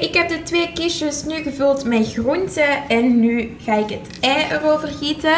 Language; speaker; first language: Dutch; native; Dutch